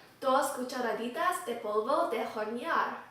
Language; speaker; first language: Spanish; non-native, learner; English